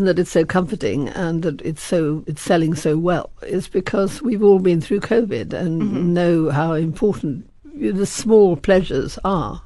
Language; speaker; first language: English; native; English